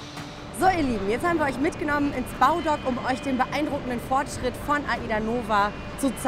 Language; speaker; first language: German; native; German